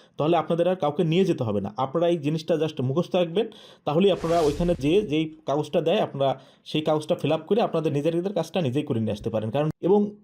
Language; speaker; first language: Bangla; native; Bangla